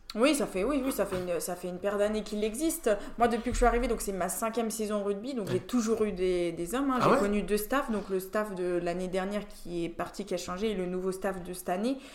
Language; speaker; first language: French; native; French